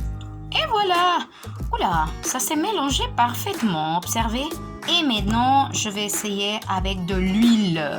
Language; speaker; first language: French; non-native, fluent; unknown